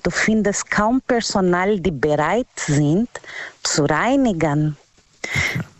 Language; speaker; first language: German; non-native, learner; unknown